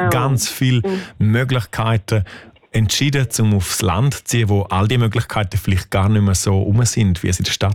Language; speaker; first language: German; native; German